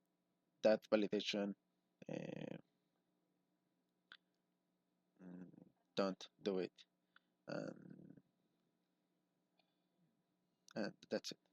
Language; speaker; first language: English; non-native, learner; Spanish